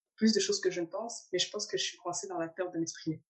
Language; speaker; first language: French; native; French